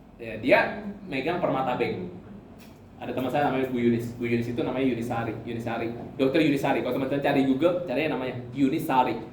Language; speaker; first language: Indonesian; native; Indonesian